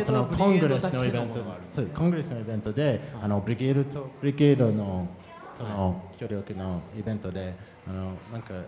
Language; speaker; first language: Japanese; non-native, fluent; English